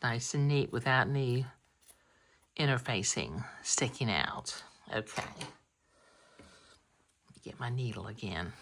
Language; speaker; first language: English; native; English